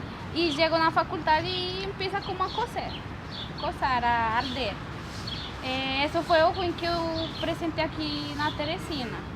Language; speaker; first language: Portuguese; non-native, learner; Spanish